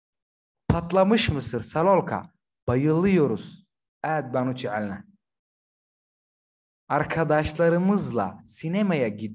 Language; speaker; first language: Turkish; non-native, fluent; Somali